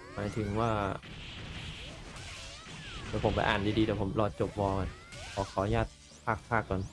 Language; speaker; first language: Thai; native; Thai